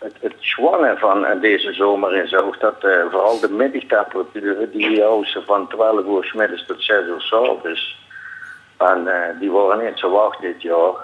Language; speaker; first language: Dutch; native; Dutch